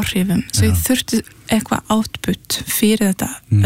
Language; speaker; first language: Icelandic; early bilingual, heritage; Icelandic